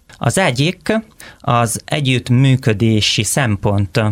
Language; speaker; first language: Hungarian; non-native, learner; Italian